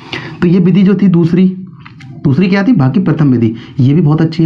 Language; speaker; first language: Hindi; native; Hindi